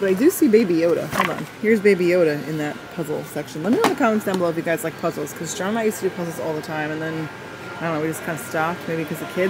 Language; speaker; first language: English; native; English